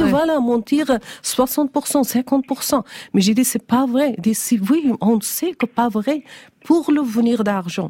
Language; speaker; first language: French; non-native, learner; Persian